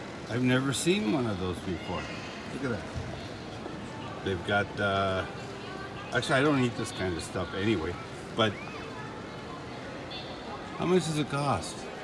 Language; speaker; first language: English; native; English